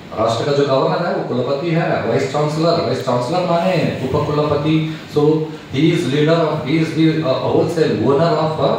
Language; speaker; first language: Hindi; non-native, local second language; Telugu